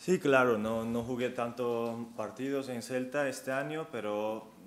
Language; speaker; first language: Spanish; non-native, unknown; Turkish